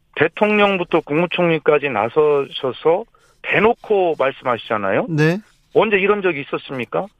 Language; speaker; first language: Korean; native; Korean